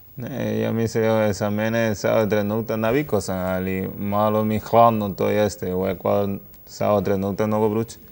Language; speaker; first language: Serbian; non-native, learner; Spanish